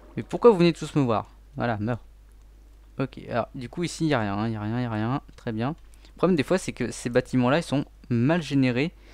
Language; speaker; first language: French; native; French